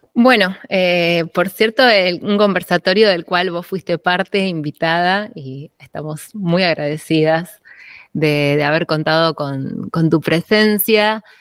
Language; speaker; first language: Spanish; native; Spanish